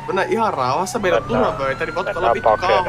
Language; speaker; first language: Finnish; native; Finnish